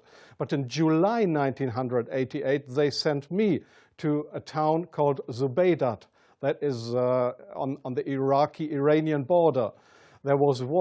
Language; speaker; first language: English; non-native, fluent; German